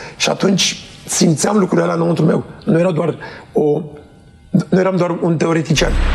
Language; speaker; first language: Romanian; early bilingual, heritage; Romanian